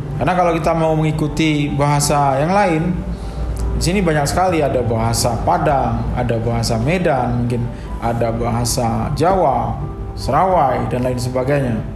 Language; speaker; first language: Indonesian; non-native, local second language; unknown